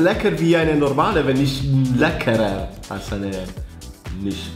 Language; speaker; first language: German; non-native, fluent; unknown